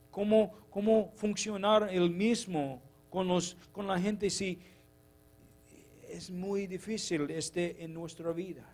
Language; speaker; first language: Spanish; non-native, learner; English